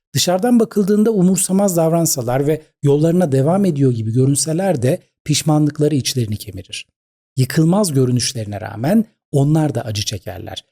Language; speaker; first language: Turkish; native; Turkish